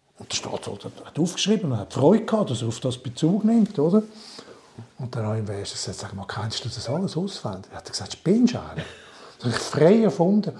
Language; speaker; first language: German; non-native, local second language; French